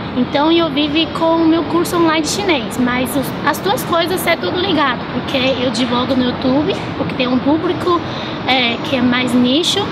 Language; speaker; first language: Portuguese; non-native, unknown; Chinese